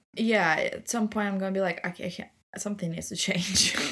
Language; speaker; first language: English; non-native, fluent; German